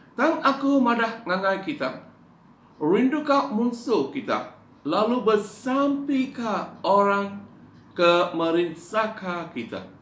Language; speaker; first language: Malay; non-native, local second language; Iban